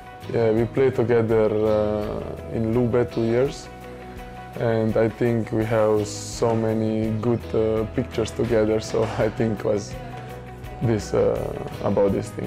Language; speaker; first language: English; non-native, fluent; Slovenian